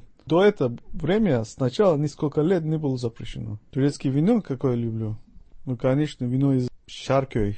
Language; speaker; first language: Russian; non-native, learner; Turkish